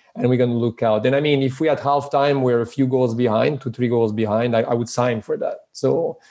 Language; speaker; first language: English; early bilingual, other home language; Serbian